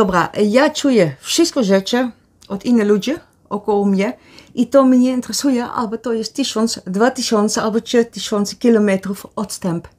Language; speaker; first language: Polish; non-native, learner; Dutch